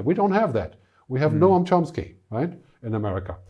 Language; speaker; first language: English; non-native, fluent; German